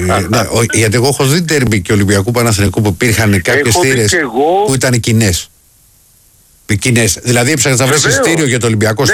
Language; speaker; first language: Greek; native; Greek